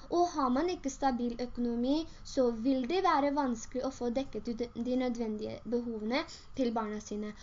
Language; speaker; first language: Norwegian; early bilingual, other home language; Urdu